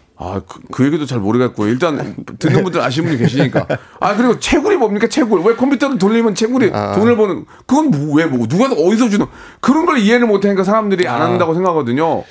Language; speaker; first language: Korean; native; Korean